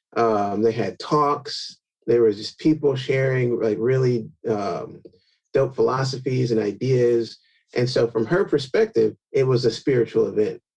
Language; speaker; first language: English; native; English